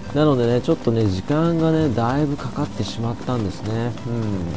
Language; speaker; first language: Japanese; native; Japanese